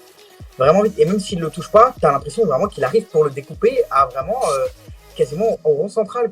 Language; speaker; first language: French; native; French